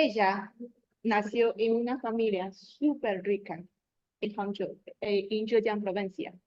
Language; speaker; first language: Spanish; non-native, learner; Chinese